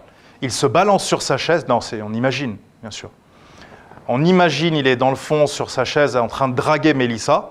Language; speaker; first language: French; native; French